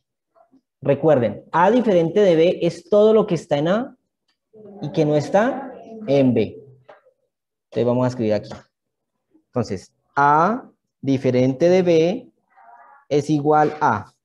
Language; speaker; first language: Spanish; native; Spanish